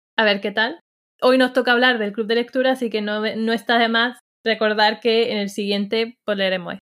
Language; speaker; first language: Spanish; native; Spanish